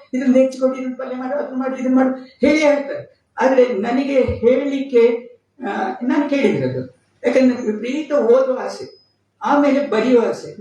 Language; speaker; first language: Kannada; native; Kannada